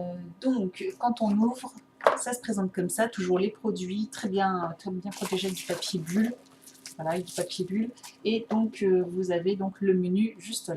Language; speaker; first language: French; native; French